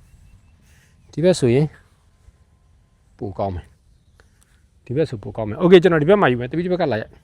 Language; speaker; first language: Burmese; native; Burmese